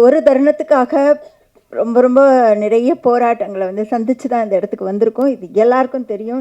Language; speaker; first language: Tamil; native; Tamil